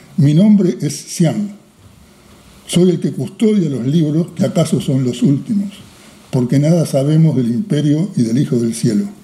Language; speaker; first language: Spanish; native; Spanish